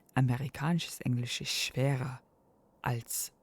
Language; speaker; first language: German; non-native, learner; English